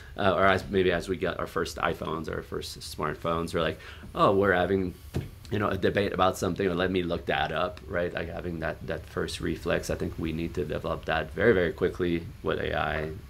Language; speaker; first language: English; native; English